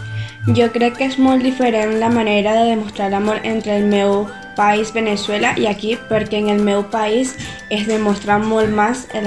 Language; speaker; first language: Catalan; non-native, learner; Spanish